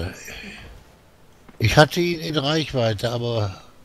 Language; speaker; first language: German; native; German